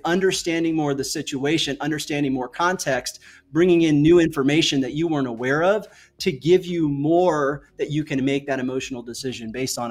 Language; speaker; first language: English; native; English